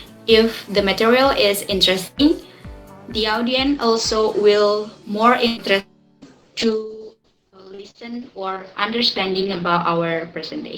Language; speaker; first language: English; non-native, learner; Indonesian